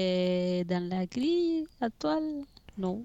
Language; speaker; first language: French; non-native, fluent; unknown